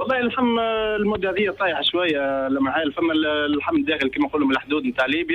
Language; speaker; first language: Arabic; native; Arabic